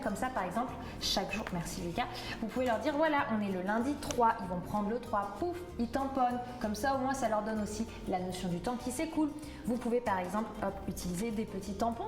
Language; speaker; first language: French; native; French